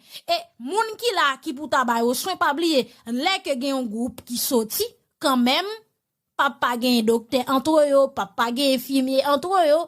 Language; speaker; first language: Haitian Creole; native; Haitian Creole